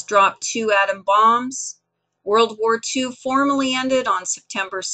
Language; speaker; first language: English; native; English